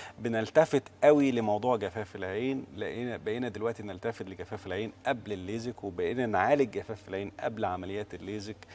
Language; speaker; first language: Arabic; native; Arabic